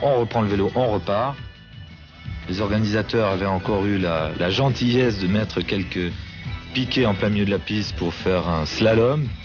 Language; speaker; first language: French; native; French